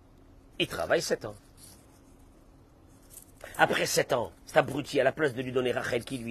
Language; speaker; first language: French; native; French